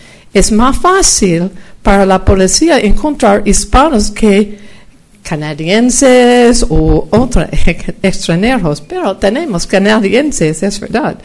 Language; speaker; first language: Spanish; non-native, fluent; English